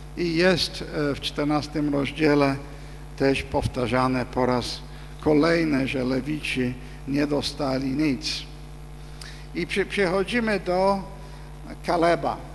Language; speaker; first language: Polish; non-native, fluent; English